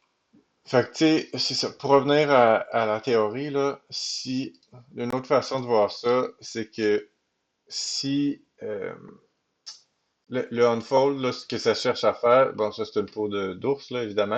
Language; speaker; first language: French; native; French